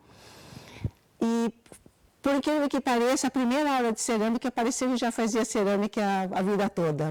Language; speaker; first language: Portuguese; early bilingual, other home language; Cantonese